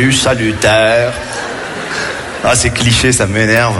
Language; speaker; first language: French; native; French